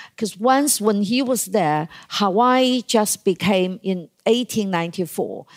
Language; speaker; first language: English; non-native, fluent; Chinese